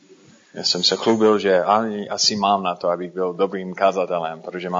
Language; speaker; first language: Czech; non-native, fluent; English